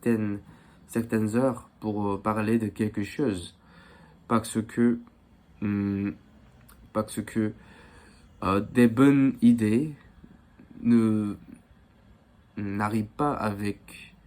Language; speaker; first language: French; non-native, fluent; Korean